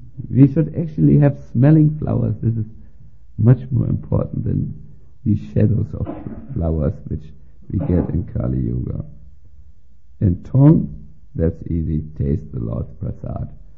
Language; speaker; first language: English; non-native, fluent; German